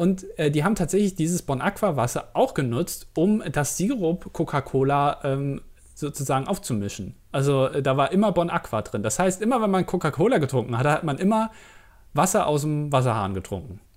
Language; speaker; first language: German; native; German